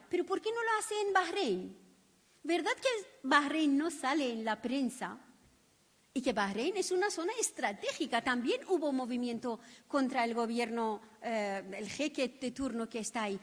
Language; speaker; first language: Spanish; non-native, fluent; Persian